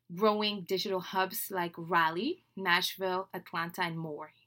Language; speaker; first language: English; non-native, fluent; French